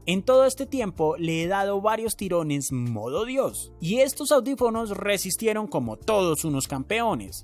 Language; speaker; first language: Spanish; native; Spanish